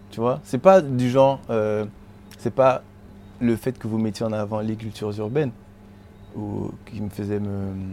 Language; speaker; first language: French; native; French